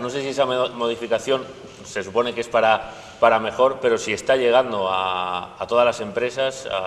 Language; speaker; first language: Spanish; native; Spanish